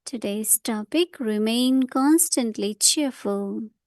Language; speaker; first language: English; non-native, local second language; Hindi